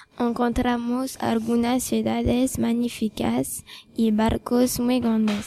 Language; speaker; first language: Spanish; non-native, learner; French